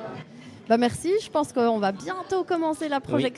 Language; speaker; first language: French; native; French